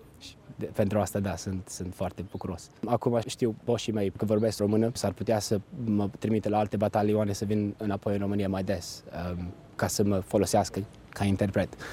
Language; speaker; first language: Romanian; early bilingual, heritage; Romanian